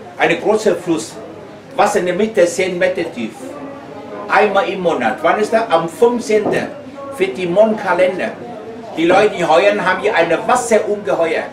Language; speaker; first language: German; non-native, learner; Vietnamese